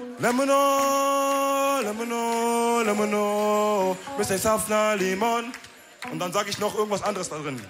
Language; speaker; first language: German; early bilingual, other home language; Wolof